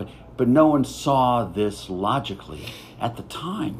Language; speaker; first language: English; native; English